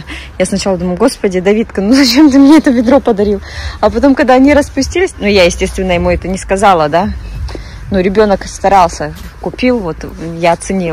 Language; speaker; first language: Russian; native; Russian